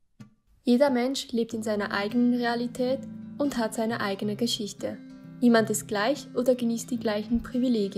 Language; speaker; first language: German; native; German